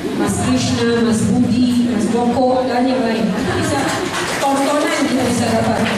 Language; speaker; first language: Indonesian; non-native, fluent; English